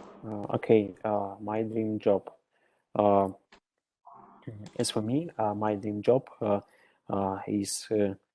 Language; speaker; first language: English; non-native, learner; Russian